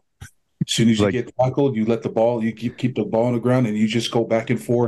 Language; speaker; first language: English; native; English